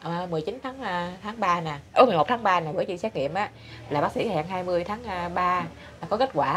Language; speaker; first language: Vietnamese; native; Vietnamese